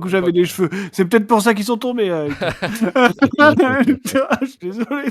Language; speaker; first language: French; native; French